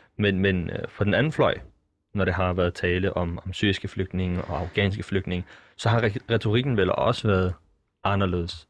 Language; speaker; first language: Danish; early bilingual, other home language; Arabic